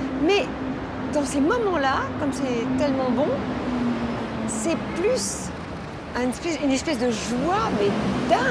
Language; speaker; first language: French; native; French